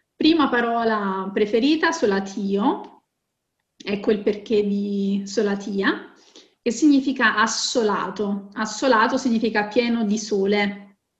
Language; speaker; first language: Italian; native; Italian